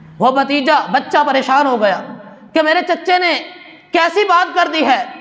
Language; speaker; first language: Urdu; non-native, local second language; Punjabi